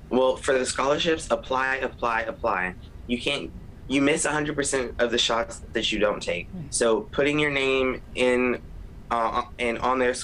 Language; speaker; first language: English; native; English